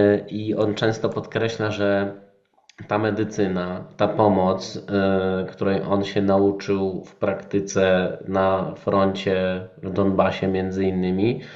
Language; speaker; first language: Polish; native; Polish